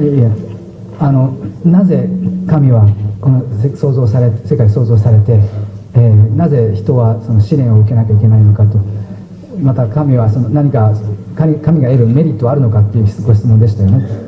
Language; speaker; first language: Japanese; native; Japanese